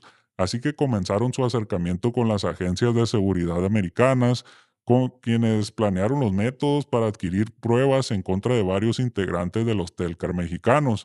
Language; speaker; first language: Spanish; native; Spanish